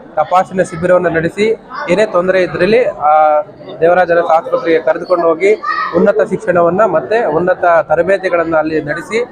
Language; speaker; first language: Kannada; native; Kannada